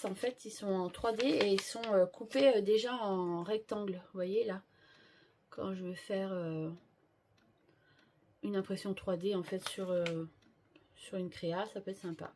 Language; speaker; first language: French; native; French